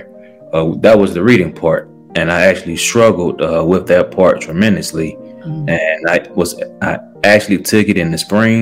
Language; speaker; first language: English; native; English